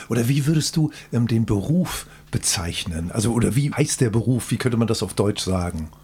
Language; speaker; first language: German; native; German